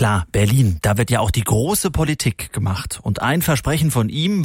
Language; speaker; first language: German; native; German